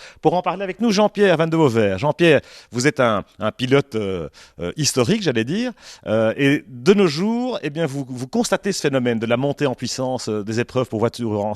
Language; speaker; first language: French; native; French